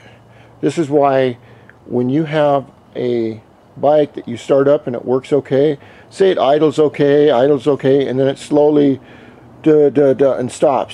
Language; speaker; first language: English; native; English